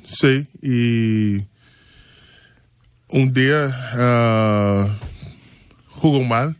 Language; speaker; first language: Spanish; non-native, learner; English